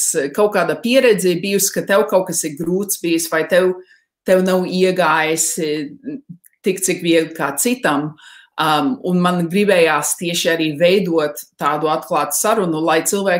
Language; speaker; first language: Latvian; early bilingual, heritage; Latvian